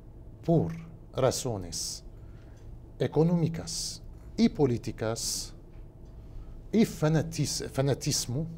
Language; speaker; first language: Portuguese; non-native, learner; Spanish